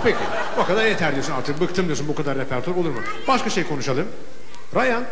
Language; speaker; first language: Turkish; native; Turkish